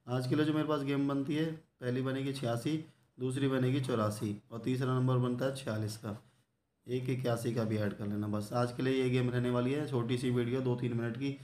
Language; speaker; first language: Hindi; native; Hindi